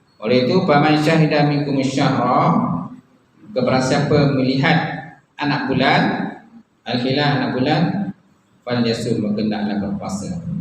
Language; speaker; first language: Malay; native; Malay